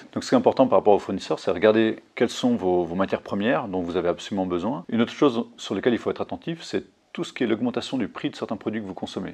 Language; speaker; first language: French; native; French